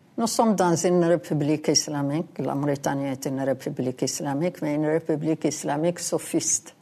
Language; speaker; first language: French; non-native, local second language; Arabic